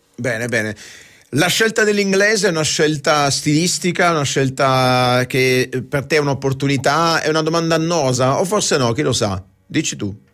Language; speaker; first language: Italian; native; Italian